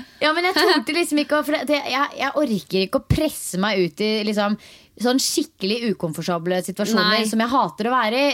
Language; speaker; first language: Norwegian; native; Norwegian